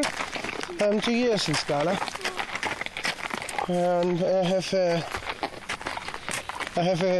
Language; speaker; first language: English; non-native, learner; Greek